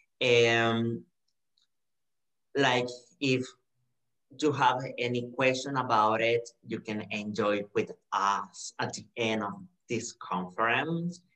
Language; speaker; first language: English; non-native, learner; Spanish